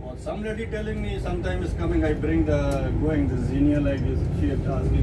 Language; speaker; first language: English; non-native, learner; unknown